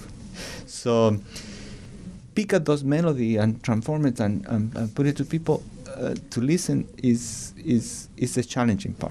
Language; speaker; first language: English; non-native, learner; Spanish